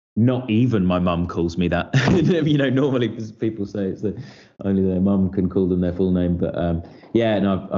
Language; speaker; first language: English; native; English